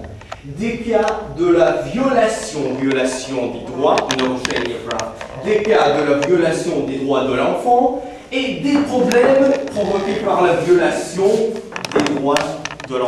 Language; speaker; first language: French; non-native, fluent; Russian